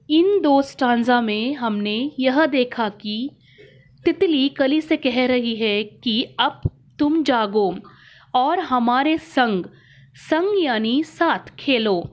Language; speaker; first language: Hindi; non-native, local second language; Kannada